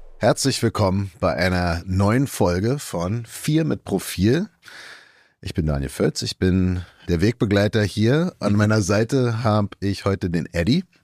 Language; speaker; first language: German; early bilingual, heritage; German